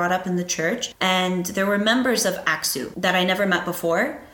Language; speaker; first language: English; early bilingual, other home language; Arabic